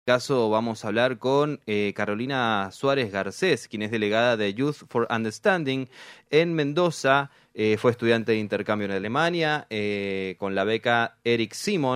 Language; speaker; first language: Spanish; native; Spanish